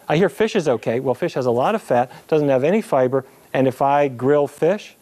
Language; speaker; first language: English; native; English